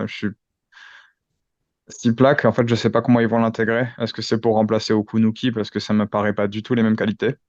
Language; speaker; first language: French; native; French